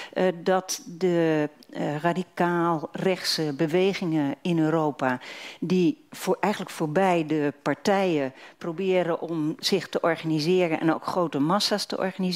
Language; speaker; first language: Dutch; native; Dutch